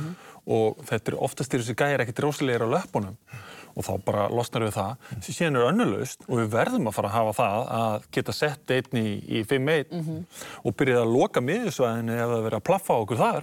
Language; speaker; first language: Icelandic; native; Icelandic